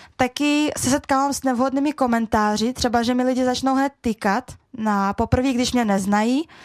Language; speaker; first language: Czech; early bilingual, other home language; Russian